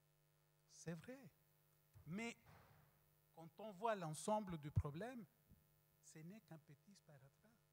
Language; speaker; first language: French; non-native, fluent; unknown